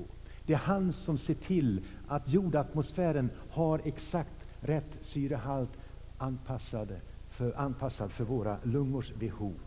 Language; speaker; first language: Swedish; native; Swedish